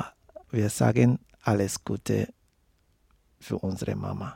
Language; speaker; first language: German; non-native, learner; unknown